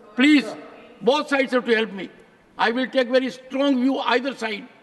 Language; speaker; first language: English; non-native, local second language; Hindi